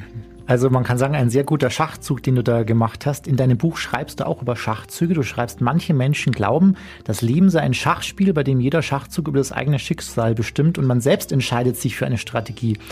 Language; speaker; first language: German; native; German